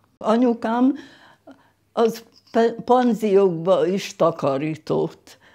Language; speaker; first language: Hungarian; non-native, local second language; German